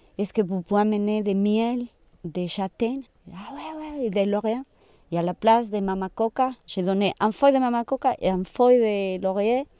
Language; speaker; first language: French; non-native, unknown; Spanish